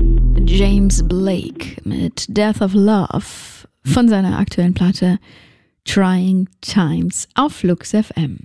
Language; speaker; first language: German; native; German